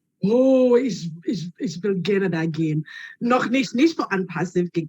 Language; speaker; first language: German; non-native, learner; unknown